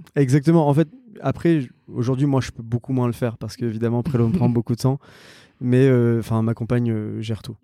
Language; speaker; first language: French; native; French